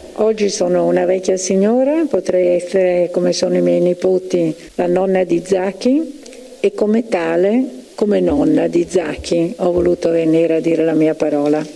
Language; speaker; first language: Italian; native; Italian